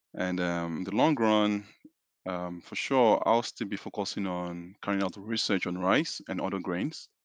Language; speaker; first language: English; non-native, local second language; Yoruba